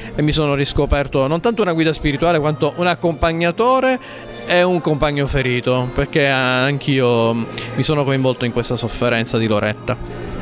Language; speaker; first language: Italian; native; Italian